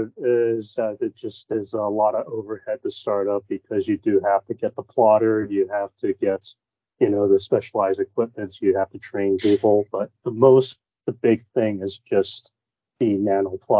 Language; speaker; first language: English; non-native, local second language; Cantonese